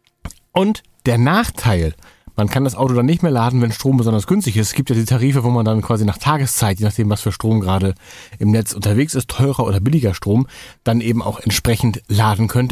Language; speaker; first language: German; native; German